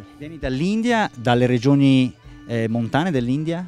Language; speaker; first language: Italian; native; Italian